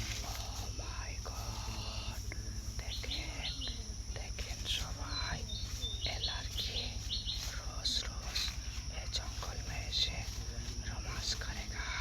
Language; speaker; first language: Hindi; non-native, learner; Bangla